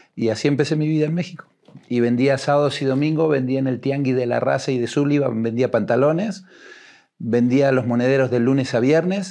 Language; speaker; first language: Spanish; native; Spanish